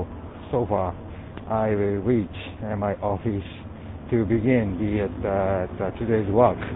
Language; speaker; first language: English; non-native, learner; Japanese